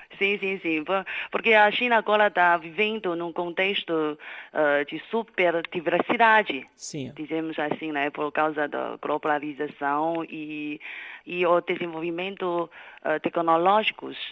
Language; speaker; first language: Portuguese; non-native, fluent; Chinese